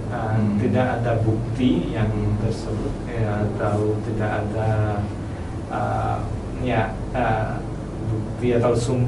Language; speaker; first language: Indonesian; non-native, learner; Malayalam